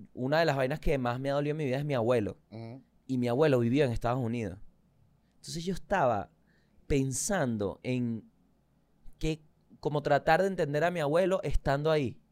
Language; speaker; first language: Spanish; native; Spanish